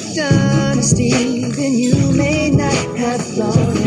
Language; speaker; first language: English; native; English